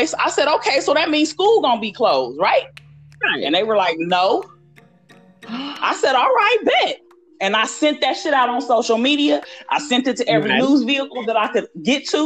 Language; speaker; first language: English; native; English